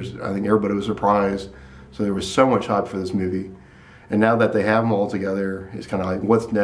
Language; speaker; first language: English; native; English